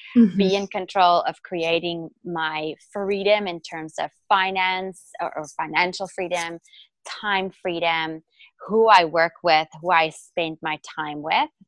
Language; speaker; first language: English; non-native, local second language; Afrikaans